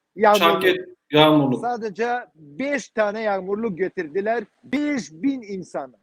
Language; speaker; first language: Turkish; non-native, learner; Kurdish